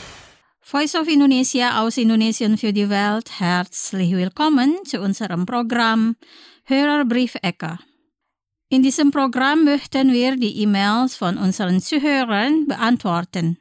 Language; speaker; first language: German; non-native, fluent; Indonesian